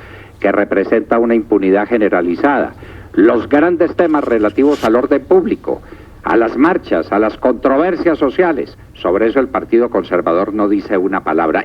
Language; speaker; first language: Spanish; native; Spanish